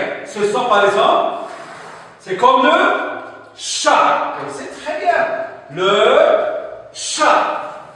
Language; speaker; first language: French; non-native, local second language; Arabic